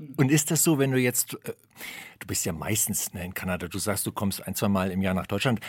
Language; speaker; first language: German; native; German